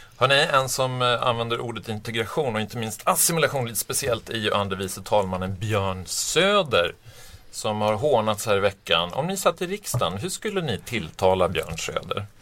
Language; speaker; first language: Swedish; native; Swedish